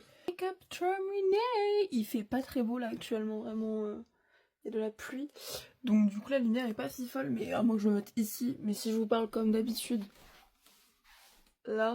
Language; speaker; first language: French; native; French